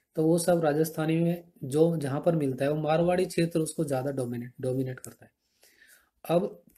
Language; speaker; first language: Hindi; native; Hindi